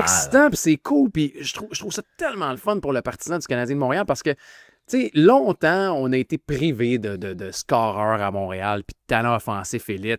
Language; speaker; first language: French; native; French